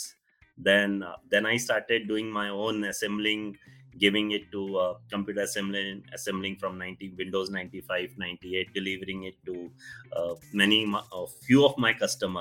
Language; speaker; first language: English; non-native, local second language; Hindi